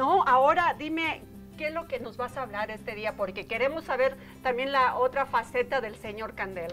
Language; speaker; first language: Spanish; native; Spanish